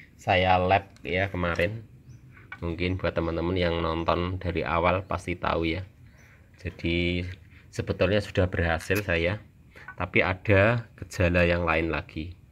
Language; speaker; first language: Indonesian; native; Indonesian